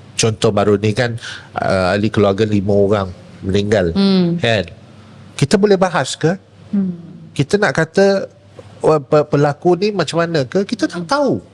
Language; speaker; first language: Malay; non-native, local second language; Chinese